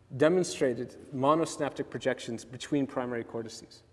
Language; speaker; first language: English; native; English